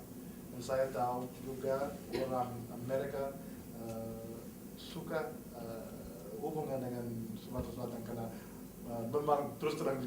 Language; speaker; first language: Indonesian; non-native, fluent; English